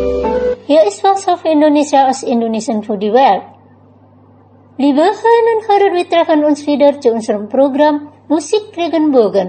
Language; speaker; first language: German; non-native, fluent; Indonesian